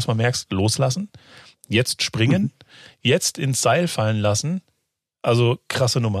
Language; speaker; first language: German; native; German